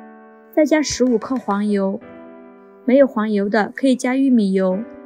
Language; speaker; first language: Chinese; native; Chinese